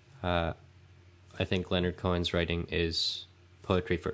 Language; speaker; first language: English; native; English